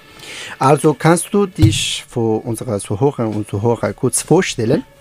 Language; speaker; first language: German; non-native, learner; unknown